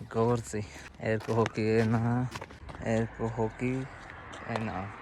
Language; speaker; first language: Armenian; non-native, learner; Hindi